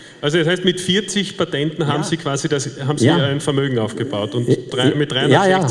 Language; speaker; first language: German; native; German